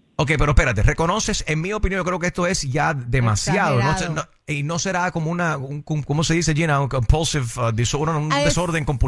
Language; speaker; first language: Spanish; native; Spanish